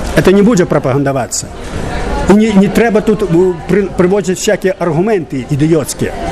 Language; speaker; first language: Belarusian; native; Belarusian